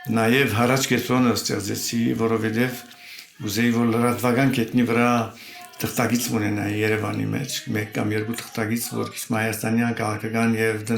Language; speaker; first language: Armenian; early bilingual, heritage; Armenian